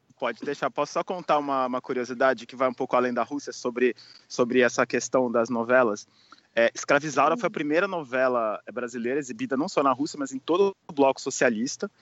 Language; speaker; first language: Portuguese; native; Portuguese